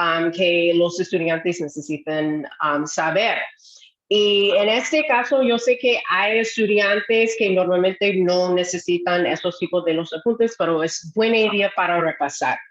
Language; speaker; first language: Spanish; non-native, fluent; English